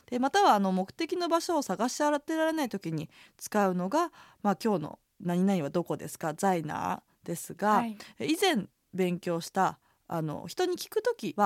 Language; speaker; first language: Japanese; native; Japanese